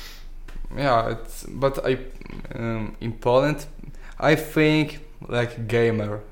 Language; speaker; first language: English; non-native, learner; Polish